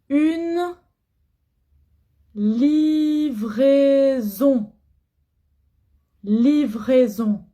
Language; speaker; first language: French; non-native, fluent; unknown